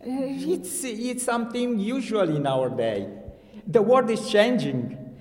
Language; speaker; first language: English; non-native, learner; Romanian